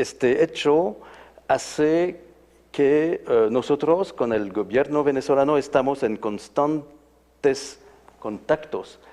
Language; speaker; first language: Spanish; non-native, fluent; French